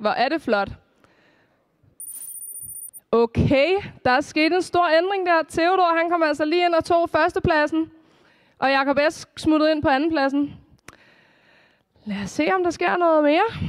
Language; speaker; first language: Danish; native; Danish